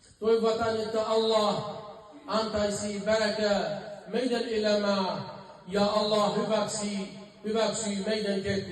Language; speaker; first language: Finnish; non-native, fluent; Arabic